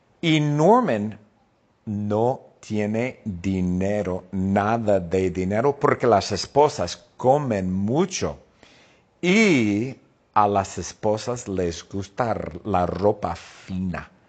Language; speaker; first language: Spanish; non-native, fluent; English